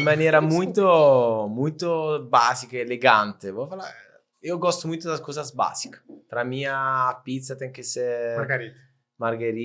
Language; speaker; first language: Portuguese; non-native, fluent; Italian